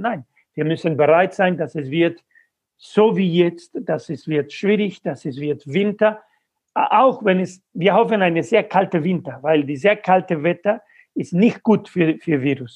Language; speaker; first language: German; non-native, fluent; Spanish